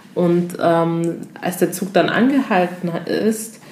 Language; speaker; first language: German; early bilingual, other home language; Ewe